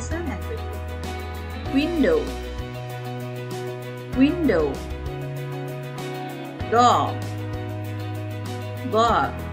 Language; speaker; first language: English; non-native, fluent; Indonesian